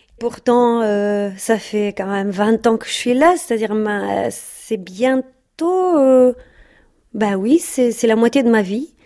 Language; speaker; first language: French; non-native, fluent; Italian